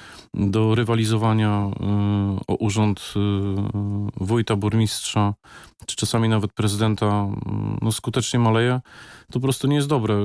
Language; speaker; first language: Polish; native; Polish